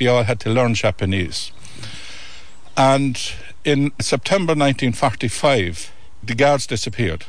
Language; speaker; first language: English; native; English